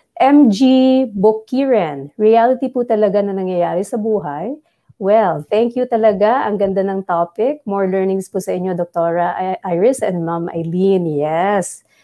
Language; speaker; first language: Filipino; non-native, local second language; Bikol